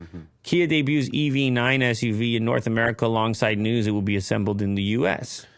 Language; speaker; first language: English; native; English